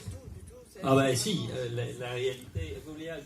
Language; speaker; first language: French; native; French